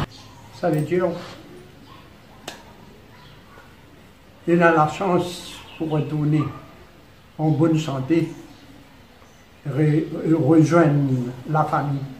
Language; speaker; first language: French; non-native, learner; Morisyen